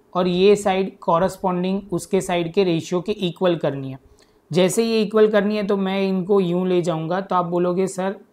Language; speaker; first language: Hindi; non-native, local second language; Gujarati